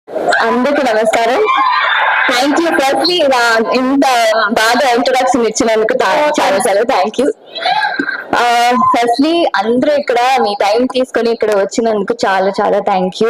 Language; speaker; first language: Telugu; non-native, fluent; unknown